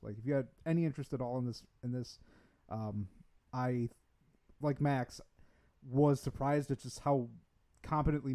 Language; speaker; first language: English; native; English